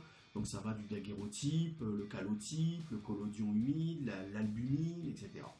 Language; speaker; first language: French; native; French